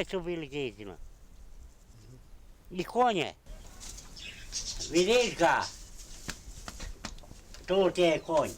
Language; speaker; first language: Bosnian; non-native, local second language; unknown